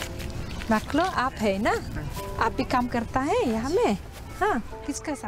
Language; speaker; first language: Hindi; non-native, local second language; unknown